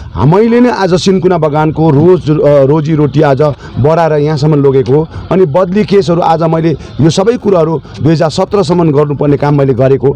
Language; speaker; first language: Nepali; native; Nepali